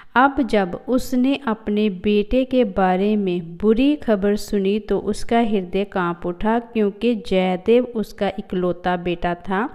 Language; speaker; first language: Hindi; non-native, local second language; Punjabi